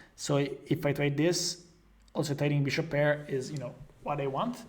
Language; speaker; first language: English; non-native, fluent; Italian